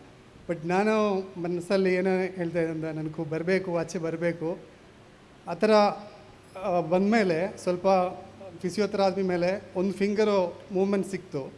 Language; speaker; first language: Kannada; non-native, learner; Malayalam